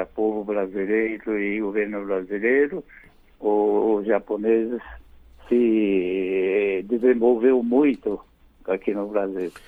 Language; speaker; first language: Portuguese; non-native, fluent; Japanese